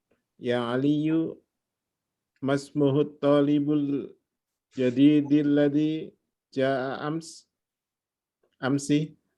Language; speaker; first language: Arabic; non-native, learner; Indonesian